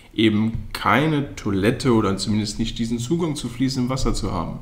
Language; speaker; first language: German; native; German